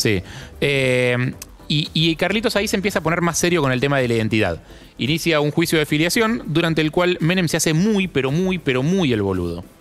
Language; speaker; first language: Spanish; native; Spanish